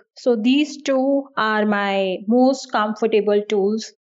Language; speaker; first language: English; non-native, local second language; Hindi